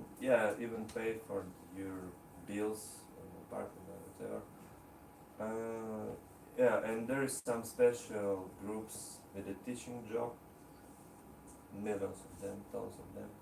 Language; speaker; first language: English; non-native, learner; Russian